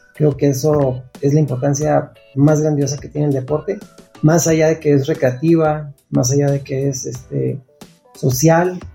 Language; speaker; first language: Spanish; native; Spanish